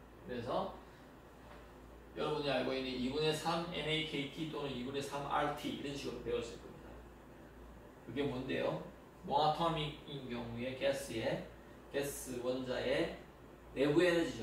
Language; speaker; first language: Korean; native; Korean